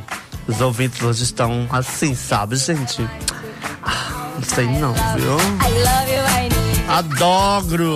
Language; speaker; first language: Portuguese; native; Portuguese